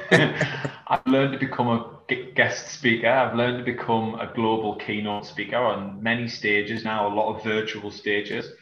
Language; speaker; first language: English; native; English